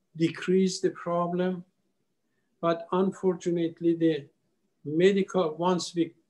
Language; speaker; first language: English; non-native, fluent; Persian